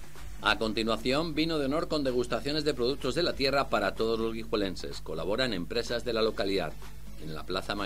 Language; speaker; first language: Spanish; native; Spanish